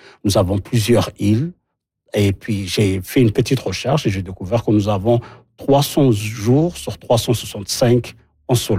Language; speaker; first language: French; non-native, local second language; Somali